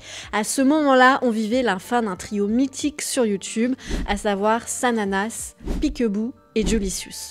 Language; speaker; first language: French; native; French